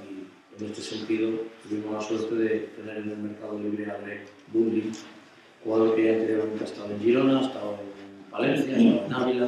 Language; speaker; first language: Spanish; native; Spanish